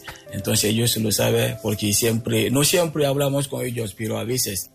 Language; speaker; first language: Spanish; non-native, local second language; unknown